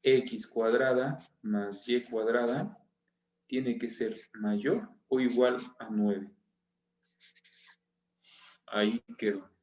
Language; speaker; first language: Spanish; native; Spanish